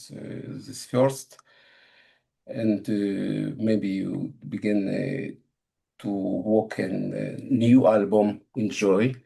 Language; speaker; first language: English; non-native, learner; Russian